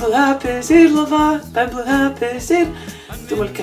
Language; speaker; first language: Welsh; native; Welsh